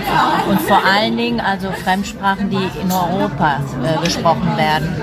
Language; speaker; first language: German; non-native, fluent; Italian